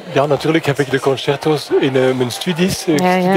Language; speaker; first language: Dutch; non-native, fluent; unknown